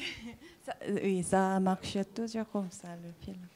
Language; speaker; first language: French; non-native, fluent; Korean